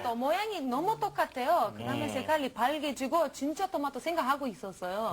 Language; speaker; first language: Korean; non-native, learner; Romanian